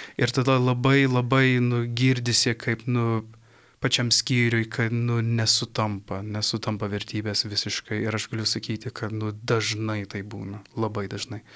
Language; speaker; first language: Lithuanian; early bilingual, heritage; Lithuanian